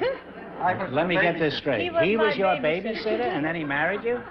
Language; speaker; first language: English; non-native, fluent; Dutch